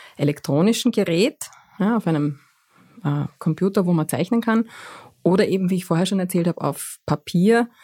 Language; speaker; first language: German; native; German